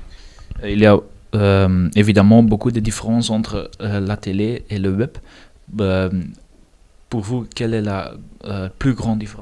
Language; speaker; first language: French; non-native, learner; Dutch